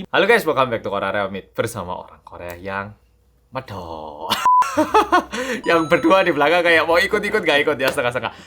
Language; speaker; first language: Indonesian; early bilingual, other home language; Korean